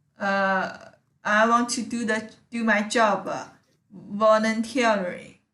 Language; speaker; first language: English; non-native, learner; Chinese